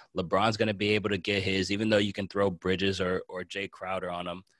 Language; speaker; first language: English; native; English